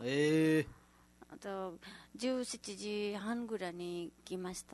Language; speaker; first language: Japanese; non-native, learner; Nepali